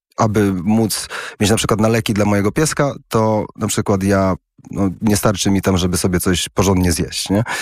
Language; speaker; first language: Polish; early bilingual, heritage; Polish